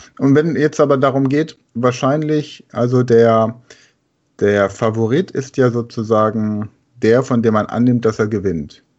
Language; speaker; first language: German; native; German